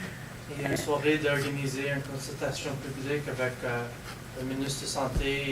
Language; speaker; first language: French; non-native, local second language; English